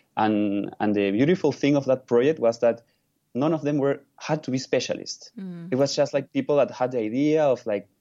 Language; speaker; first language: English; non-native, fluent; Spanish